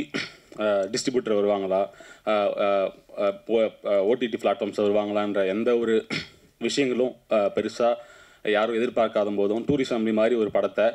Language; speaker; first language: Tamil; native; Tamil